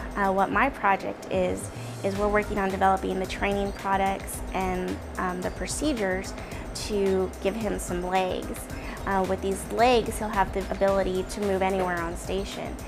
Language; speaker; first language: English; native; English